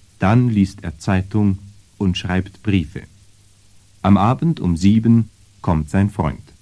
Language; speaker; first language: German; native; German